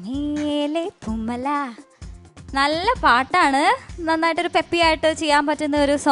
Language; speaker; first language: Malayalam; native; Malayalam